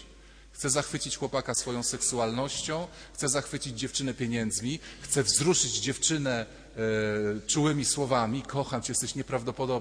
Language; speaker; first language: Polish; native; Polish